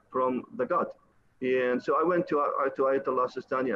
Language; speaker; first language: English; non-native, fluent; Arabic